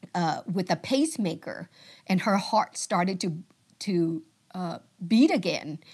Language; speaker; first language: English; early bilingual, other home language; Vietnamese